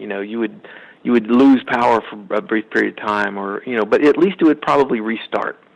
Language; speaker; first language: English; native; English